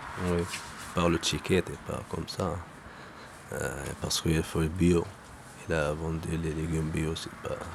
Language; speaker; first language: French; non-native, learner; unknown